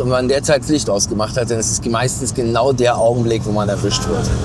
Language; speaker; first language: German; native; German